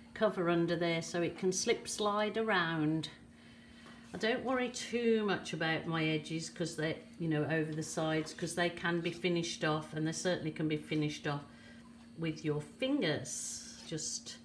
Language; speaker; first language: English; native; English